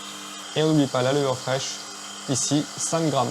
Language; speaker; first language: French; native; French